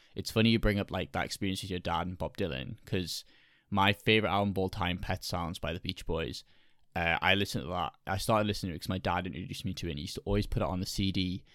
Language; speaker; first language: English; native; English